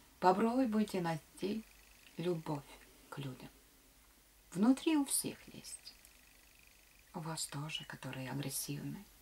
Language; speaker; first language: Russian; non-native, local second language; Latvian